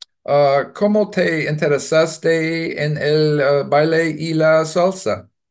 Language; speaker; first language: Spanish; non-native, learner; English